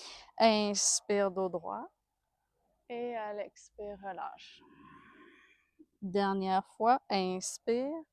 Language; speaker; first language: French; native; French